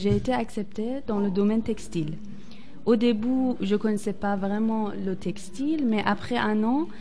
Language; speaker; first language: French; non-native, fluent; Persian